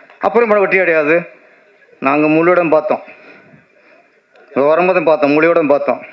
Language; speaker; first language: Tamil; native; Tamil